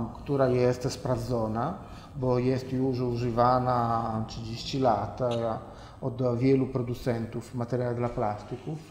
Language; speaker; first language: Polish; non-native, fluent; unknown